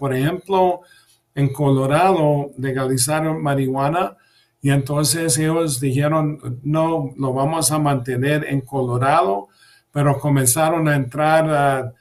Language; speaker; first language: Spanish; early bilingual, heritage; English